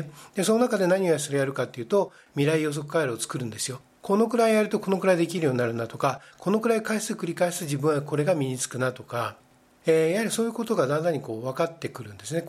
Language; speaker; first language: Japanese; native; Japanese